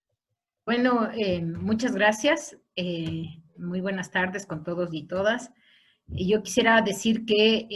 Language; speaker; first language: Spanish; native; Spanish